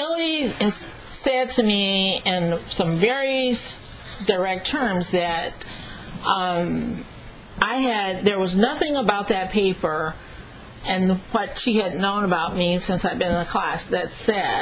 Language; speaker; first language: English; native; English